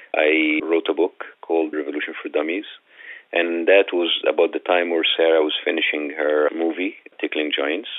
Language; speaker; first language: English; non-native, fluent; Arabic